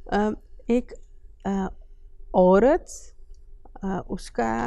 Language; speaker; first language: Hindi; early bilingual, heritage; Dutch